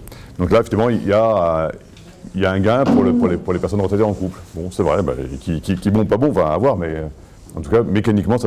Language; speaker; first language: French; native; French